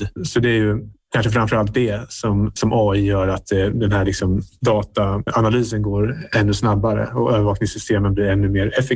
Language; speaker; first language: Swedish; native; Swedish